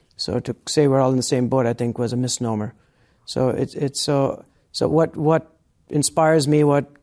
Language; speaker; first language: English; native; English